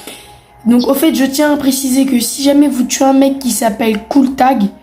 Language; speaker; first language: French; native; French